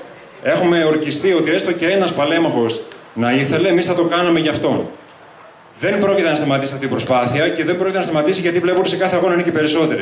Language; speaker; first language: Greek; native; Greek